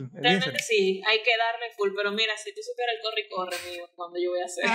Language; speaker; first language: Spanish; native; Spanish